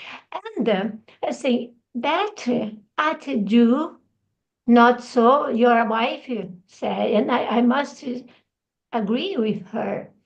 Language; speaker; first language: English; non-native, learner; Portuguese